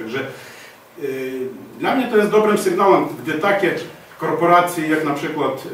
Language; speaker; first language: Polish; non-native, fluent; Ukrainian